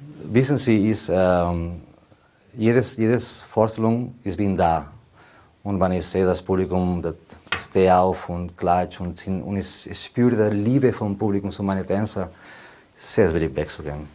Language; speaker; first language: German; non-native, learner; Spanish